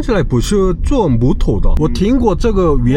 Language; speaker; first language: Chinese; non-native, learner; Korean